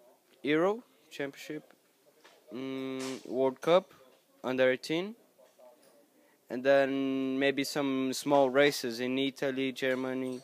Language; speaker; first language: English; non-native, learner; Portuguese